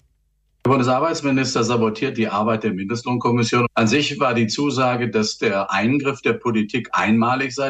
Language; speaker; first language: German; native; German